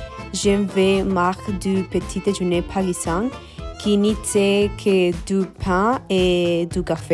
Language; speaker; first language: French; non-native, learner; Spanish